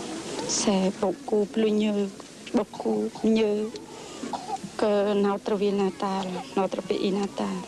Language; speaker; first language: French; non-native, learner; Khmer